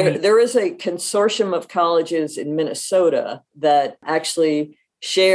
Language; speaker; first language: English; native; English